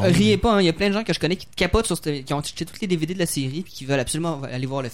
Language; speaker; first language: French; native; French